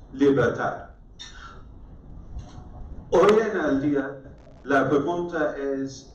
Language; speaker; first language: Spanish; non-native, learner; English